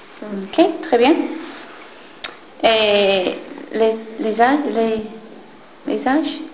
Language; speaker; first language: French; non-native, fluent; English